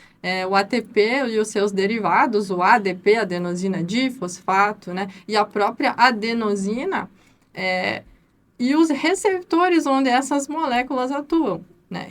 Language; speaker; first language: Portuguese; native; Portuguese